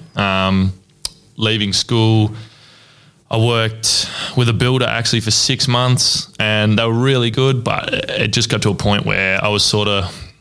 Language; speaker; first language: English; native; English